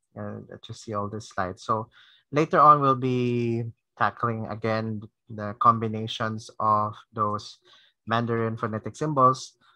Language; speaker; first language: English; non-native, local second language; Cebuano